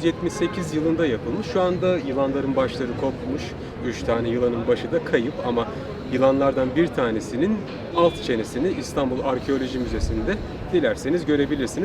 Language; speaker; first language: Turkish; native; Turkish